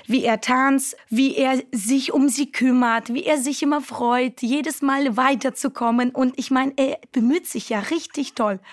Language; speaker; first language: German; non-native, fluent; Romanian